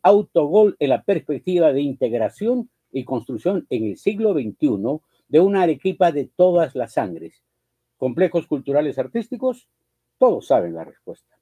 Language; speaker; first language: Spanish; native; Spanish